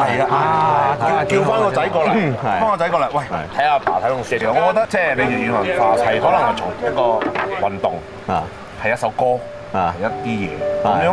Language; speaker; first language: Cantonese; native; Cantonese